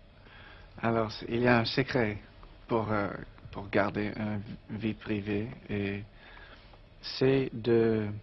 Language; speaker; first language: French; non-native, learner; English